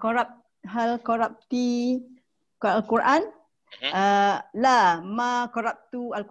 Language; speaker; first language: Arabic; non-native, learner; Malay